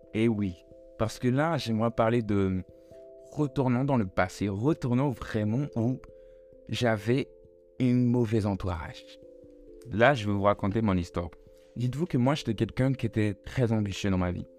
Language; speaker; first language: French; native; French